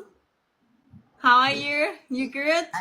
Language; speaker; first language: English; non-native, learner; Thai